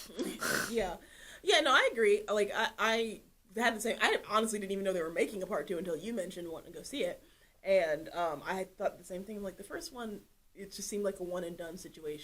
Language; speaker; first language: English; native; English